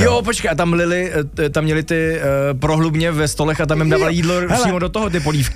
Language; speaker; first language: Czech; native; Czech